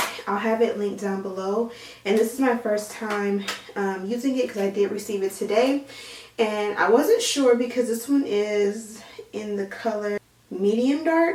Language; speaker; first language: English; native; English